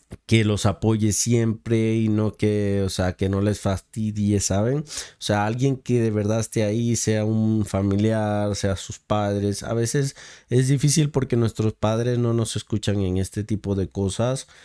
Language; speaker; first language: Spanish; native; Spanish